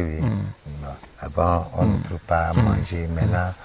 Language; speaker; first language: French; non-native, learner; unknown